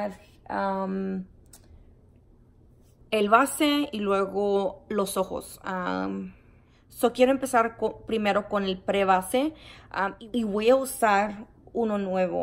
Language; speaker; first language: Spanish; early bilingual, heritage; Spanish